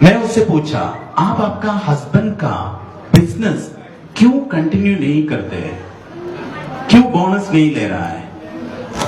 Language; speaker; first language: Hindi; non-native, learner; Nepali